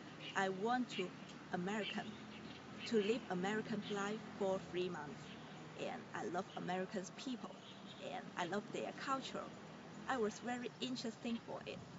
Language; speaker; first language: English; non-native, learner; Chinese